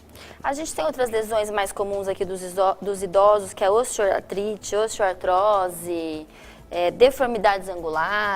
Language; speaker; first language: Portuguese; native; Portuguese